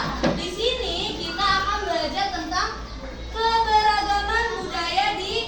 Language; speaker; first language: Indonesian; native; Indonesian